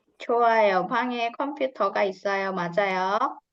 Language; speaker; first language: Korean; non-native, fluent; Indonesian